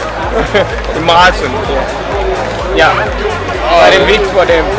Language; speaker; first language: Danish; non-native, learner; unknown